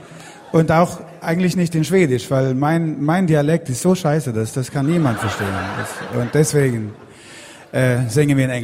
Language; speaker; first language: German; non-native, fluent; Swedish